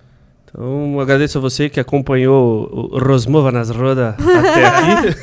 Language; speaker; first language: Portuguese; native; Portuguese